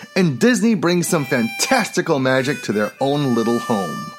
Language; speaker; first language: English; native; English